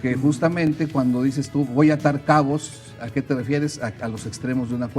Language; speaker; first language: Spanish; native; Spanish